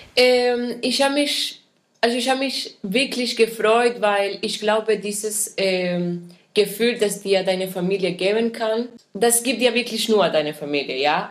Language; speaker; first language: German; non-native, fluent; Spanish